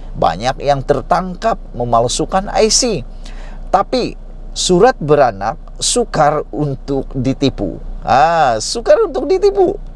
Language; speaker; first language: Malay; native; Malay